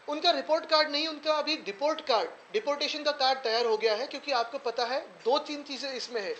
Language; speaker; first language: Hindi; non-native, local second language; Marathi